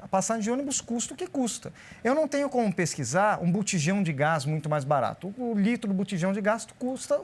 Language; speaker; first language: Portuguese; native; Portuguese